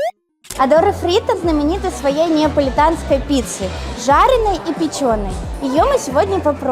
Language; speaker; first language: Russian; native; Russian